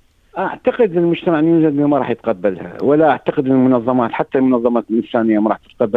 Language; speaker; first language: Arabic; native; Arabic